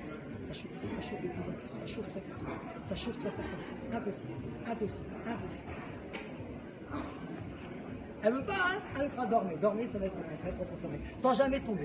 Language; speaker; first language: French; native; French